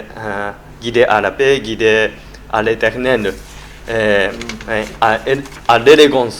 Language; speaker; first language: French; non-native, learner; Japanese